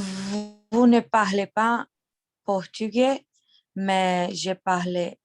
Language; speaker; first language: French; non-native, learner; Portuguese